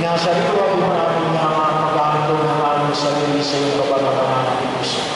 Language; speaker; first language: Filipino; native; Filipino